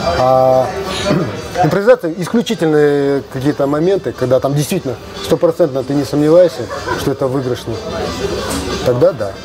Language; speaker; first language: Russian; non-native, local second language; Kazakh